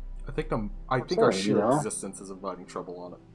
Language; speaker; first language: English; native; English